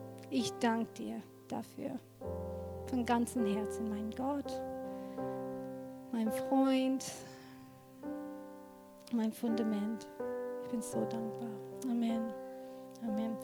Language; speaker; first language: German; non-native, fluent; English